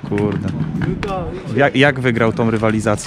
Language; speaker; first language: Polish; native; Polish